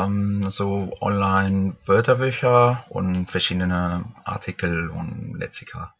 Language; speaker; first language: German; non-native, fluent; Spanish